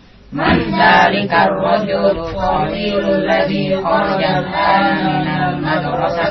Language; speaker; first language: Arabic; non-native, learner; Indonesian